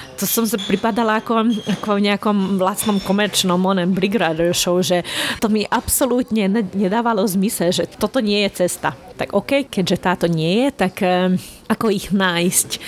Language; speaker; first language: Slovak; non-native, local second language; Hungarian